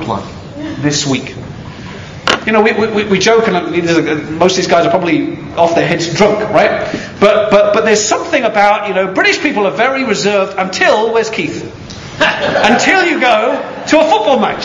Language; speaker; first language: English; native; English